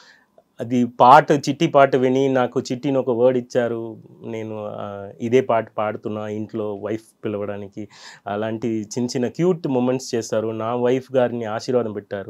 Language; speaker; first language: Telugu; non-native, fluent; Tamil